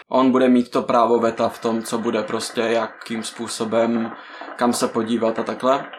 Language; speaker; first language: Czech; native; Czech